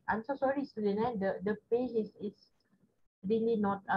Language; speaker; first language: English; non-native, local second language; Malay